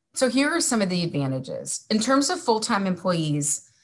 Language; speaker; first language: English; native; English